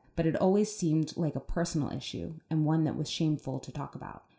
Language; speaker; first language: English; native; English